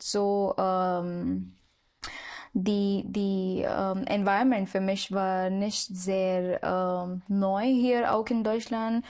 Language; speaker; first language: German; non-native, learner; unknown